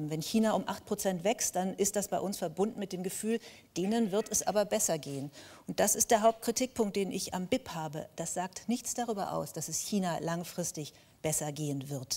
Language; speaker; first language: German; native; German